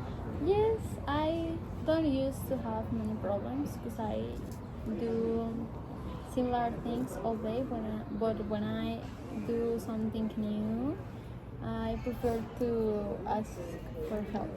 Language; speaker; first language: English; non-native, learner; Spanish